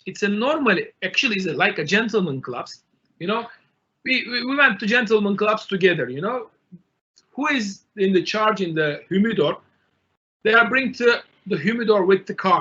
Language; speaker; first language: English; non-native, learner; Turkish